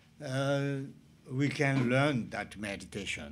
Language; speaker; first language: English; non-native, learner; Tibetan